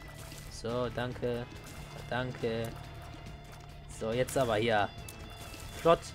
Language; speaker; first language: German; native; German